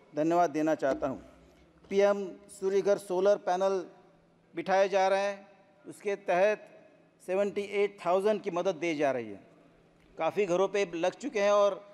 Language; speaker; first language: Hindi; non-native, local second language; Marathi